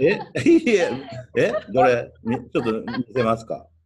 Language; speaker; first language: Japanese; native; Japanese